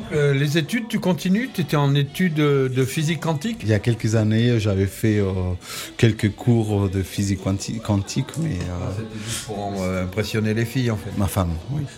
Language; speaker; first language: French; non-native, fluent; Spanish